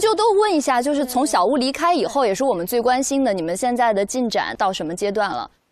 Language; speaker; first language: Chinese; native; Chinese